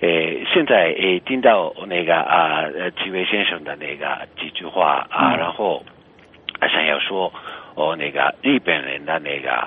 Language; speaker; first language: Chinese; non-native, fluent; Japanese